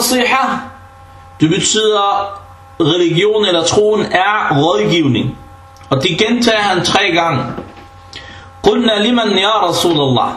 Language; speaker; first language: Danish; early bilingual, other home language; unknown